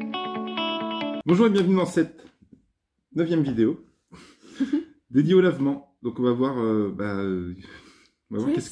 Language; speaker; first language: French; native; French